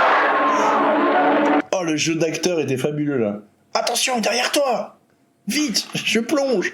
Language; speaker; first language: French; native; French